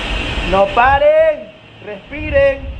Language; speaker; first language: Spanish; early bilingual, heritage; Spanish